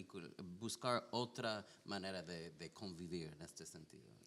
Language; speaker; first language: Spanish; non-native, learner; English